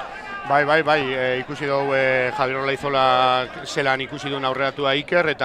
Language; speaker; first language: Basque; native; Basque